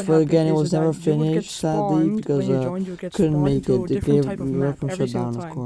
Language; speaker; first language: English; non-native, fluent; Dutch